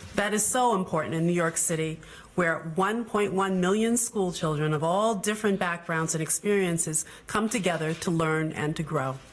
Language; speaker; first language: English; native; English